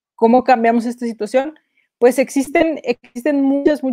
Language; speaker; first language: Spanish; native; Spanish